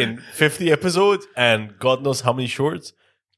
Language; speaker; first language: English; non-native, fluent; Persian